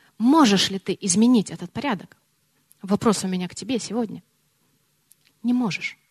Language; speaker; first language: Russian; early bilingual, heritage; Russian